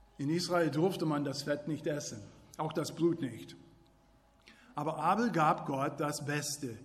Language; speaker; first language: German; non-native, fluent; English